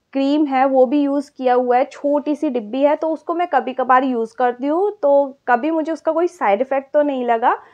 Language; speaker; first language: Hindi; native; Hindi